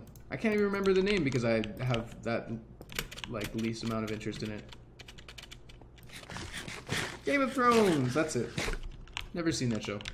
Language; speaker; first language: English; native; English